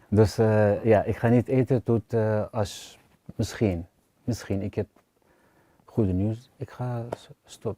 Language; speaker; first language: Dutch; non-native, learner; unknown